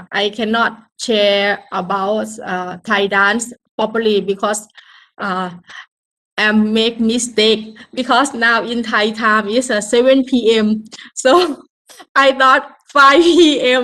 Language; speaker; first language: English; non-native, learner; Thai